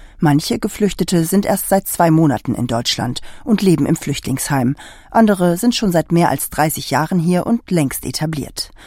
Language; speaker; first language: German; native; German